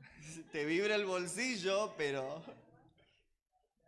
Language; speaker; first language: Spanish; native; Spanish